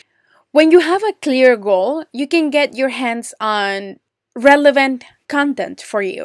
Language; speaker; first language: English; non-native, fluent; Spanish